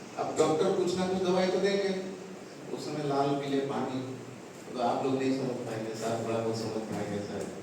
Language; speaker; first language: Hindi; non-native, local second language; Odia